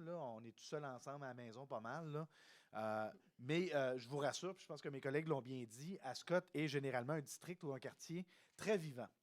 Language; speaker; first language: French; native; French